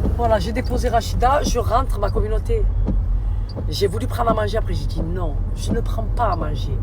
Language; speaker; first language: French; native; French